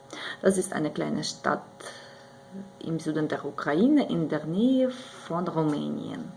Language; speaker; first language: German; non-native, learner; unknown